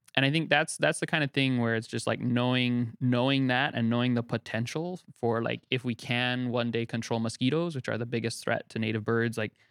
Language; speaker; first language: English; native; English